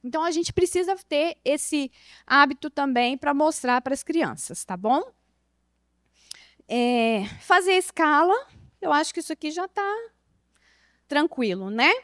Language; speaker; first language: Portuguese; native; Portuguese